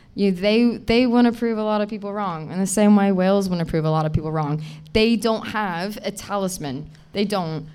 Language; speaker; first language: English; native; English